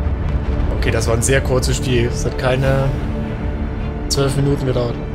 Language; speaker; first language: German; native; German